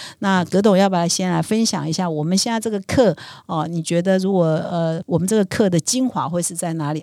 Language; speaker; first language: Chinese; native; Chinese